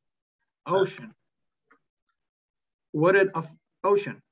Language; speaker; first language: English; non-native, learner; Spanish